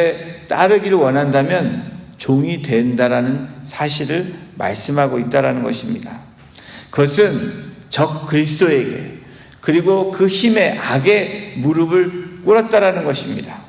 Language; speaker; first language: Korean; native; Korean